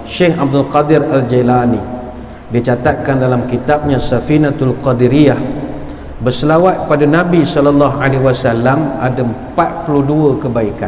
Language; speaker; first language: Malay; native; Malay